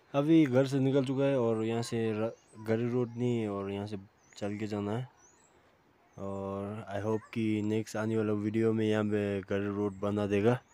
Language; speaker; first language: Hindi; non-native, local second language; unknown